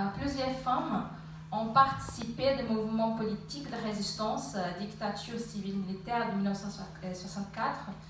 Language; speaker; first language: French; non-native, fluent; Portuguese